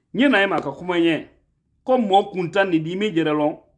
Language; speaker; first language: French; non-native, local second language; Fula